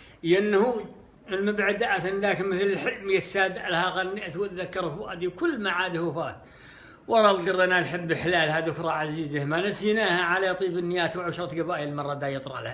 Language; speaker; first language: Arabic; native; Arabic